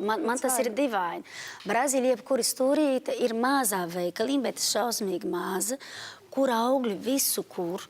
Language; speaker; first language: Latvian; non-native, learner; Portuguese